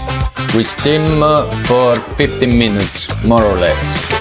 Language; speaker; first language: English; non-native, fluent; Italian